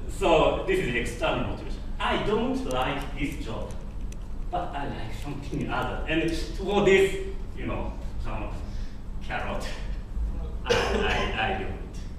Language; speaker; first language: English; non-native, fluent; Japanese